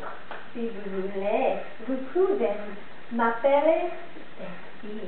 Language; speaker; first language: French; non-native, learner; English